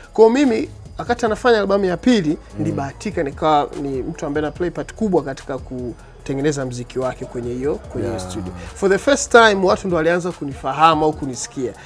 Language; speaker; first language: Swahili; native; Swahili